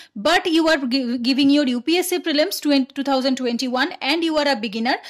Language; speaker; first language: English; non-native, local second language; Bangla